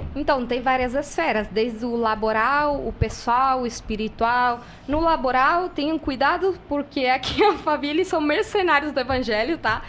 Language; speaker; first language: Portuguese; non-native, fluent; Spanish